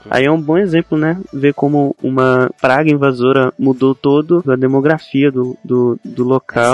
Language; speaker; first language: Portuguese; native; Portuguese